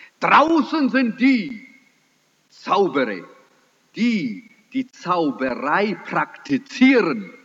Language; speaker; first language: German; early bilingual, heritage; German